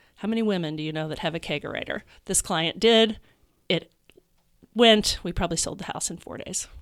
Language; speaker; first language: English; native; English